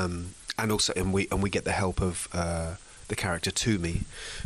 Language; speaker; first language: English; native; English